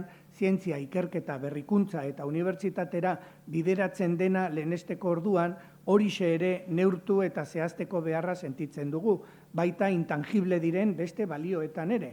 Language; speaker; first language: Basque; native; Basque